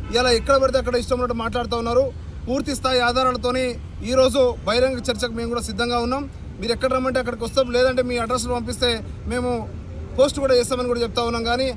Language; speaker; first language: Telugu; non-native, local second language; Lambadi